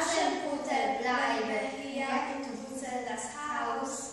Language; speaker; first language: German; non-native, learner; Polish